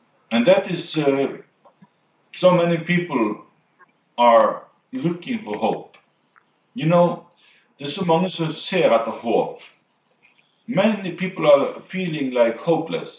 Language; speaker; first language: English; non-native, fluent; Norwegian